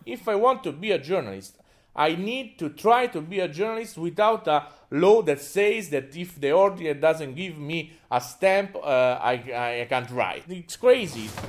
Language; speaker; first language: English; non-native, fluent; Italian